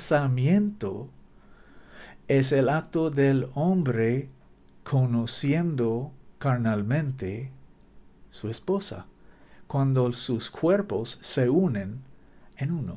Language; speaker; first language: Spanish; non-native, learner; English